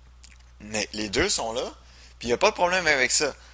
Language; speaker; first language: French; native; French